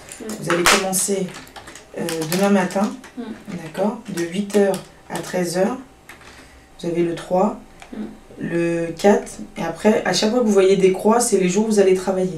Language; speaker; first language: French; native; French